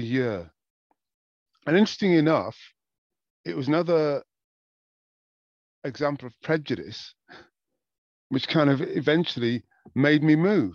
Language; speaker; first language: English; native; English